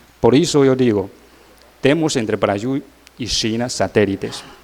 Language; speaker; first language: Portuguese; non-native, learner; Chinese